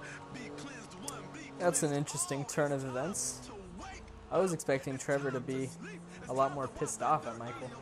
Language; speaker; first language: English; native; English